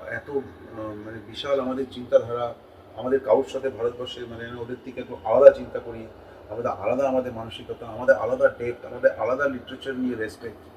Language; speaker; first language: Bangla; early bilingual, heritage; Bangla